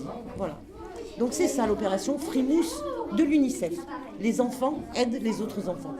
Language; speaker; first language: French; native; French